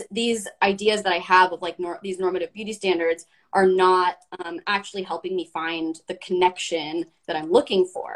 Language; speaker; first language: English; native; English